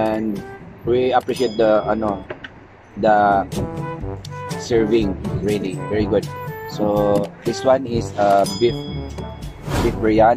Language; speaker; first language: English; non-native, local second language; Filipino